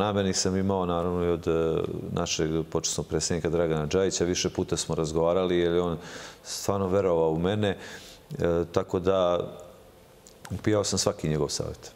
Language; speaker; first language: Serbian; native; Serbian